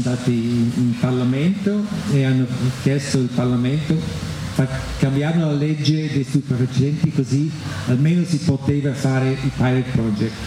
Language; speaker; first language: Italian; non-native, fluent; German